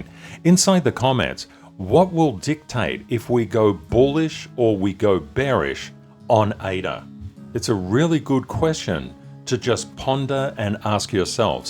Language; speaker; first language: English; native; English